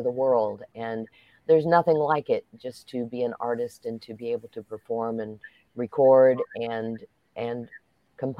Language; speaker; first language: English; native; English